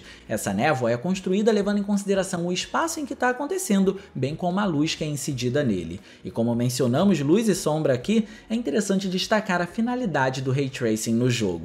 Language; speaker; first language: Portuguese; native; Portuguese